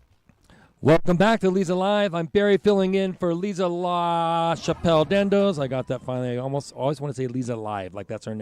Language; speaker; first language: English; native; English